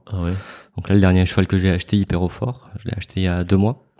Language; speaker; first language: French; native; French